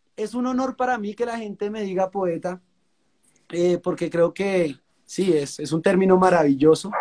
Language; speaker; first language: Spanish; native; Spanish